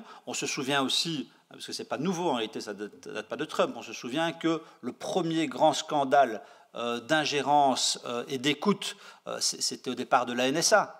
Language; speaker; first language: French; native; French